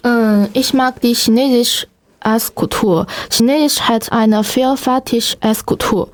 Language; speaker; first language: German; non-native, learner; Chinese